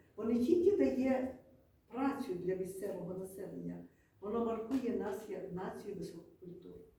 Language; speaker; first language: Ukrainian; native; Ukrainian